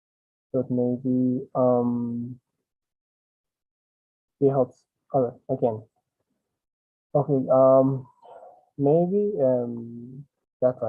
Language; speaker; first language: English; non-native, learner; Spanish